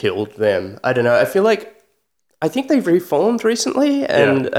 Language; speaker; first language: English; native; English